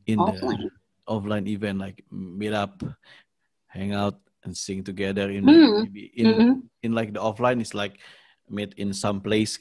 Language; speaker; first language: English; non-native, learner; Indonesian